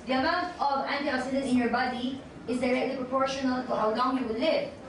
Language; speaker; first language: English; non-native, local second language; Filipino